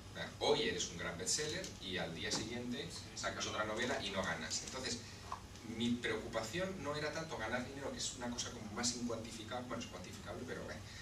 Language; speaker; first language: Spanish; native; Spanish